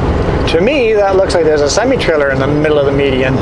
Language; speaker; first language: English; native; English